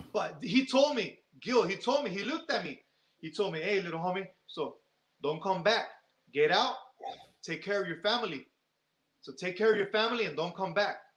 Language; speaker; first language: English; native; English